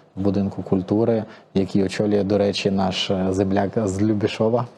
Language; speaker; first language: Ukrainian; native; Ukrainian